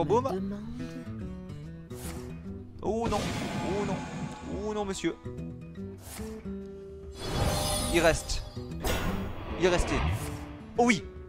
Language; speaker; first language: French; native; French